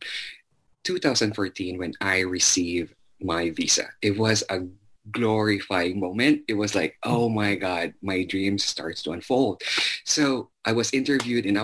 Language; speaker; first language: English; non-native, local second language; Chavacano